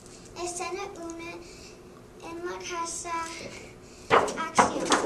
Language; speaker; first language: Spanish; non-native, learner; English